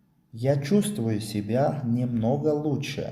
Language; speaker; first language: Russian; non-native, local second language; Tajik